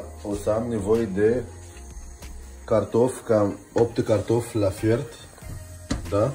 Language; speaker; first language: Romanian; non-native, learner; Arabic